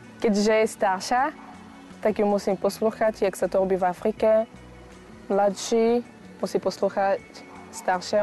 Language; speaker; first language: Slovak; non-native, fluent; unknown